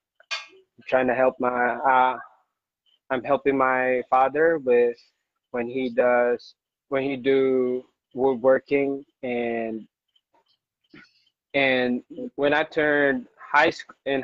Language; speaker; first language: English; non-native, local second language; Hiligaynon